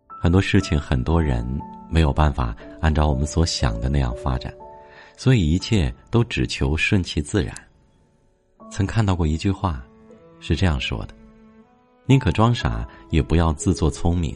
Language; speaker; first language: Chinese; native; Chinese